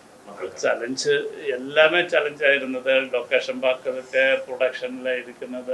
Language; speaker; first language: Tamil; non-native, learner; Malayalam